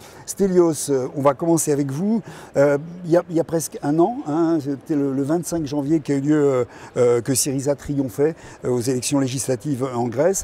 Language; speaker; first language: French; native; French